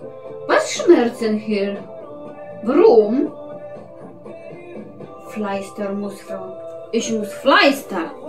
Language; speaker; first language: German; non-native, learner; Polish